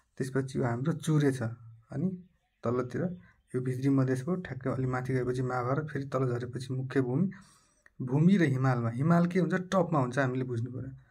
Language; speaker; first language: Nepali; non-native, local second language; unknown